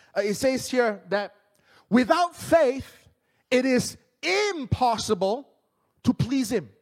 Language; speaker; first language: English; non-native, local second language; Min Nan Chinese